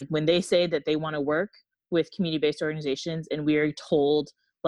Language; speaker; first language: English; native; English